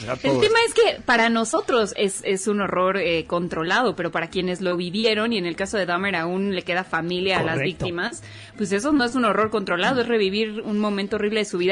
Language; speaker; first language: Spanish; native; Spanish